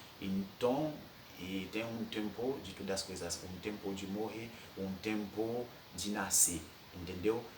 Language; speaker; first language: Portuguese; non-native, fluent; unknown